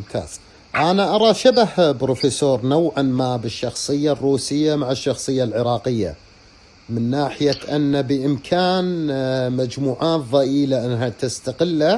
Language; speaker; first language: Arabic; native; Arabic